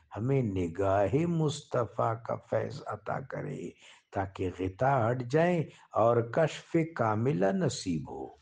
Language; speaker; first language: Urdu; non-native, local second language; Pashto